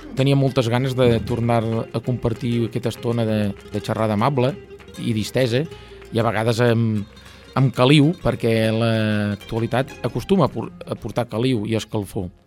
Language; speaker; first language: Catalan; native; Catalan